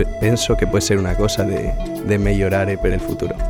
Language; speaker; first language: Italian; non-native, learner; Spanish